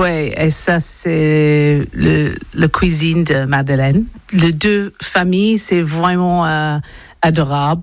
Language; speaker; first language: French; non-native, learner; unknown